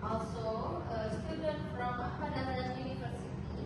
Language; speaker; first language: English; non-native, learner; Indonesian